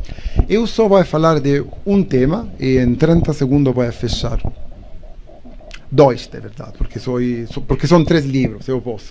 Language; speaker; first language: Portuguese; non-native, learner; Italian